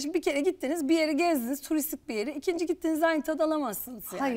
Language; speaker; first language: Turkish; native; Turkish